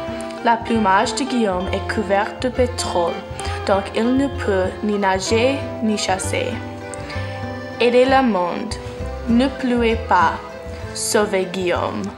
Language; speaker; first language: French; non-native, learner; English